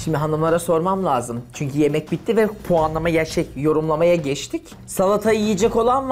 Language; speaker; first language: Turkish; native; Turkish